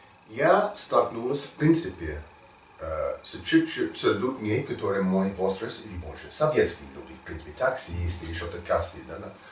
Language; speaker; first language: Russian; non-native, learner; English